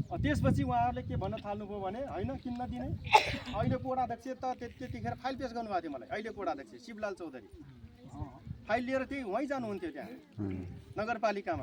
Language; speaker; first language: Nepali; non-native, local second language; Dangaura Tharu